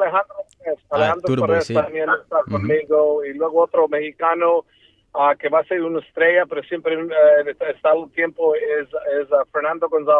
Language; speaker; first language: Spanish; early bilingual, heritage; Spanish